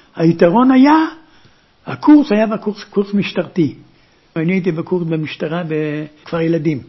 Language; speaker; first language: Hebrew; early bilingual, other home language; German